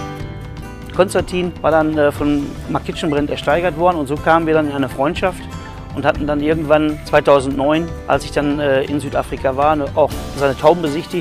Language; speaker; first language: German; native; German